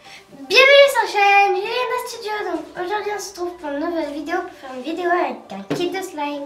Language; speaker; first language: French; native; French